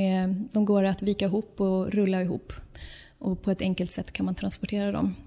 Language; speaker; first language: Swedish; native; Swedish